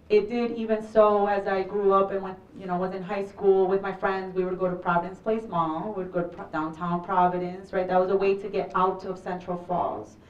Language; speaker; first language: English; early bilingual, other home language; Spanish